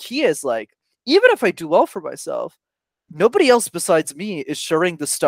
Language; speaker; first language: English; native; English